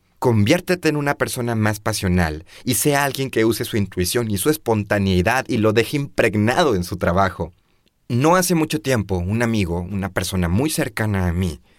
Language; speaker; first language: Spanish; native; Spanish